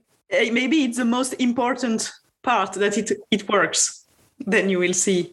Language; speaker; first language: English; non-native, fluent; French